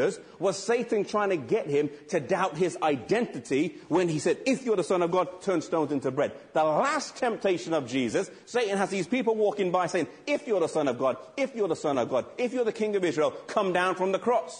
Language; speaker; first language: English; native; English